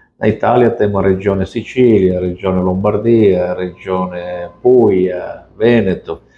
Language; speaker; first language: Portuguese; non-native, fluent; Italian